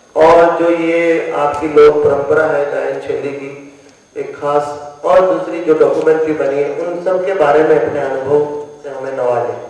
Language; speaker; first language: Hindi; native; Hindi